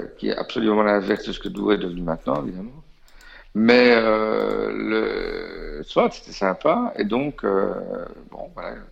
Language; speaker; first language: French; native; French